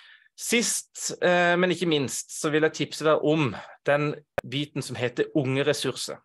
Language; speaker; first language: Norwegian; native; Norwegian